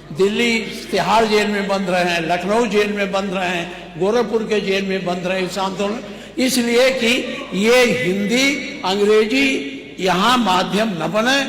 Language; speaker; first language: Hindi; native; Hindi